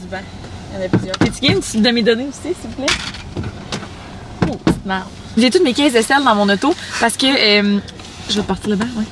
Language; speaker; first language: French; native; French